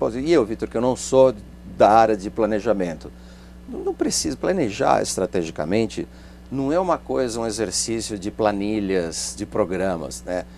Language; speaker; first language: Portuguese; non-native, fluent; Spanish